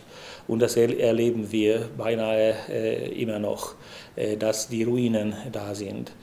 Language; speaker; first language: German; non-native, fluent; Hungarian